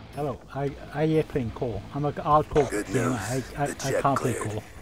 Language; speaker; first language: English; native; English